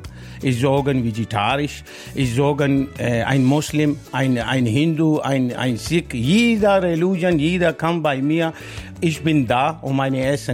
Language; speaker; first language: German; non-native, learner; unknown